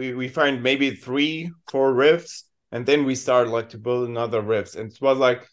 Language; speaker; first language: English; non-native, learner; Arabic